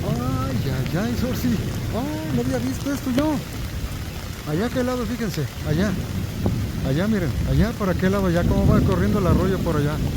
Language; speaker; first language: Spanish; native; Spanish